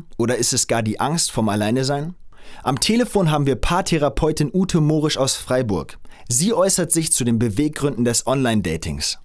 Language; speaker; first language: German; native; German